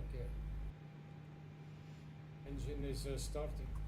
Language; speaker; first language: English; non-native, learner; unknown